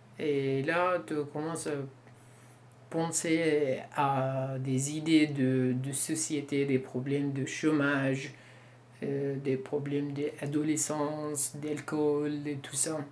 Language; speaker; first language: French; non-native, learner; Kurdish